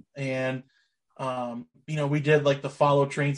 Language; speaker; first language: English; native; English